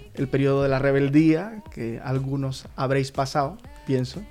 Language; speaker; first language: Spanish; native; Spanish